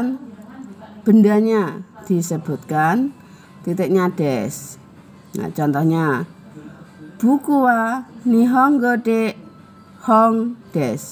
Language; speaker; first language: Indonesian; native; Indonesian